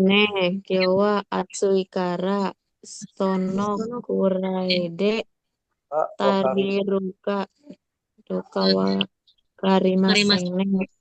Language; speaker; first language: Japanese; non-native, learner; Indonesian